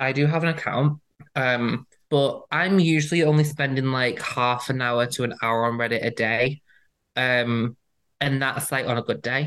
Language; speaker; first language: English; native; English